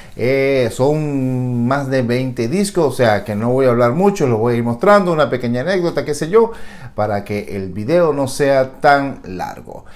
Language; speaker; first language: Spanish; native; Spanish